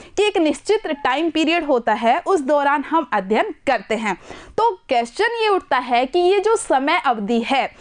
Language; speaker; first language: Hindi; native; Hindi